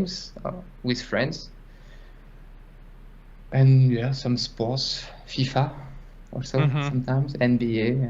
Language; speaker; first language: English; non-native, fluent; French